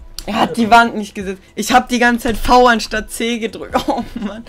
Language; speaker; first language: German; native; German